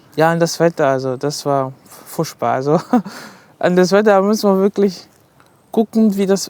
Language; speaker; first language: German; non-native, fluent; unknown